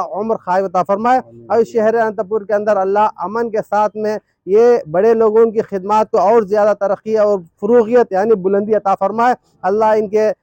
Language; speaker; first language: Urdu; native; Urdu